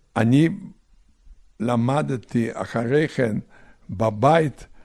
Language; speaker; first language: Hebrew; non-native, fluent; Polish